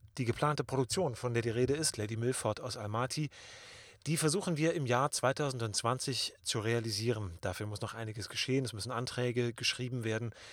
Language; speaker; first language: German; native; German